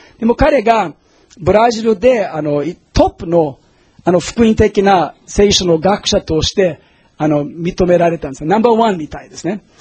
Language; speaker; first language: Japanese; non-native, fluent; English